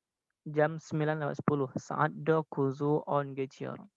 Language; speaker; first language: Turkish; non-native, learner; Indonesian